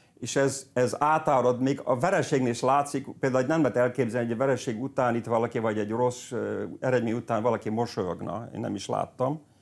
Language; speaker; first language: Hungarian; early bilingual, heritage; Hungarian